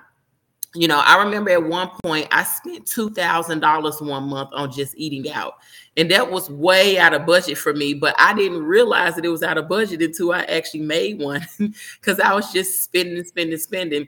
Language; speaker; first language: English; native; English